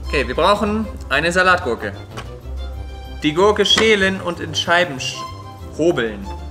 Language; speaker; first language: German; native; German